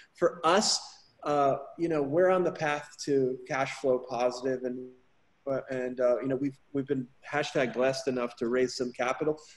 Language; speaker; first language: English; native; English